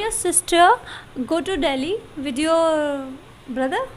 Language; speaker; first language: English; non-native, learner; Hindi